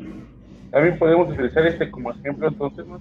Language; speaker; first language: Spanish; native; Spanish